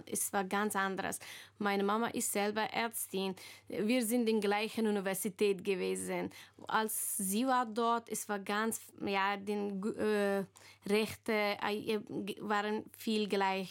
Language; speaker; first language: German; non-native, learner; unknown